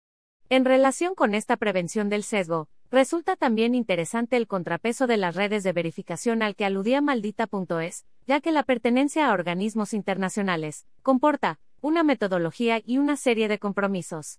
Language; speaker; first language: Spanish; native; Spanish